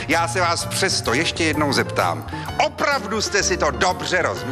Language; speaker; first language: Czech; native; Czech